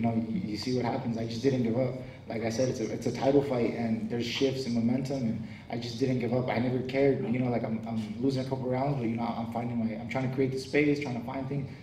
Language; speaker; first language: English; early bilingual, other home language; Spanish